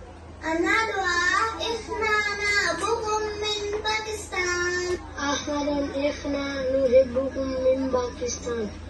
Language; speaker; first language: Arabic; non-native, learner; Urdu